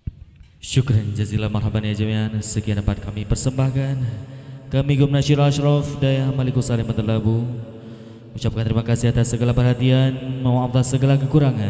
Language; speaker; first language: Indonesian; non-native, local second language; Achinese